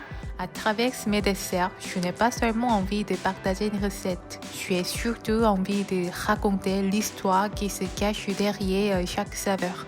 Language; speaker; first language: French; non-native, fluent; Korean